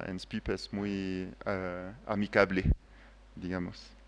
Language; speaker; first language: Spanish; non-native, fluent; French